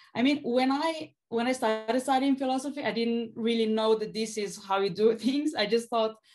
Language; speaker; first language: English; non-native, fluent; Slovenian